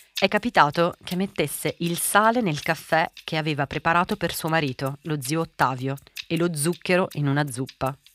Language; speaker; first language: Italian; early bilingual, other home language; Portuguese